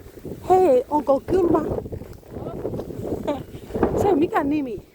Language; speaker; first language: Finnish; non-native, learner; Burmese